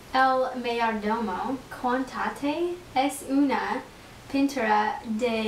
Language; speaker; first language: Spanish; non-native, learner; English